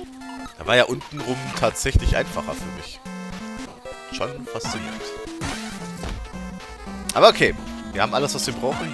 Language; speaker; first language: German; native; German